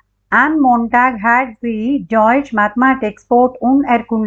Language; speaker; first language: German; non-native, learner; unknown